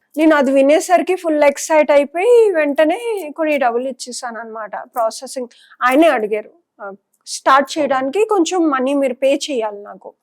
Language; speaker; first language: Telugu; non-native, local second language; Punjabi